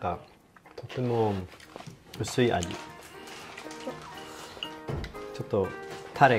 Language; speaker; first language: Japanese; non-native, learner; Swedish